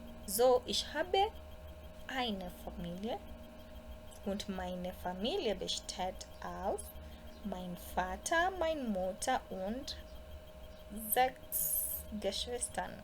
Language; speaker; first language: German; non-native, fluent; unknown